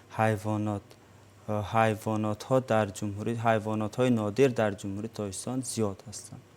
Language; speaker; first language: Tajik; non-native, local second language; Uzbek